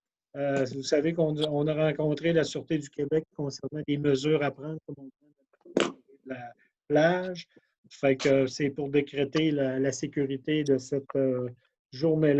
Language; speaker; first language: French; native; French